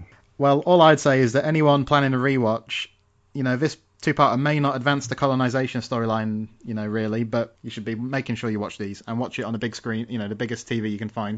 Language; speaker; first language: English; native; English